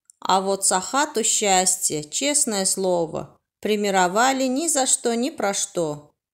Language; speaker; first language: Russian; non-native, local second language; Turkmen